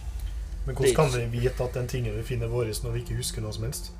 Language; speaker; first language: Norwegian; native; Norwegian